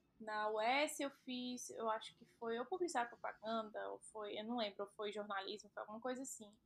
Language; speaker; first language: Portuguese; native; Portuguese